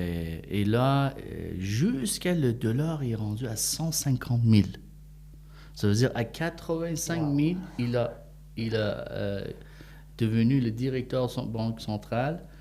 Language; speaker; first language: French; non-native, fluent; Persian